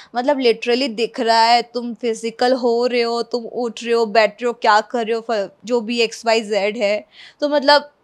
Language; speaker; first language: Hindi; non-native, local second language; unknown